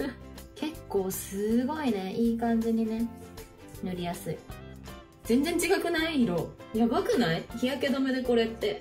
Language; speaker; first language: Japanese; native; Japanese